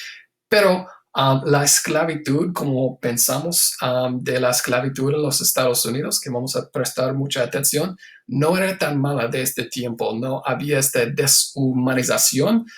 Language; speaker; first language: Spanish; non-native, fluent; English